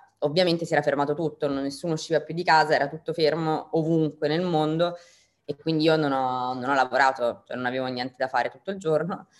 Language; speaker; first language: Italian; native; Italian